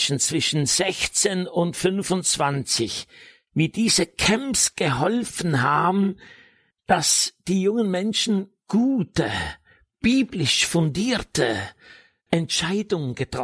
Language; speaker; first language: German; native; German